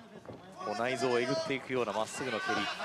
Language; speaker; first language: Japanese; native; Japanese